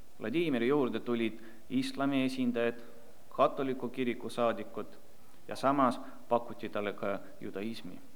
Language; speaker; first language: Estonian; non-native, local second language; Russian